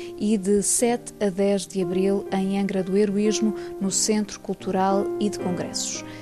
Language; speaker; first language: Portuguese; native; Portuguese